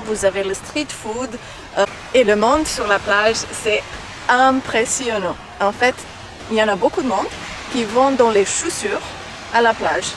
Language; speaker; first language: French; non-native, learner; Croatian